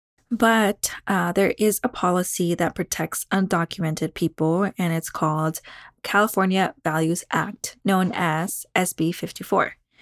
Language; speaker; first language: English; early bilingual, other home language; Spanish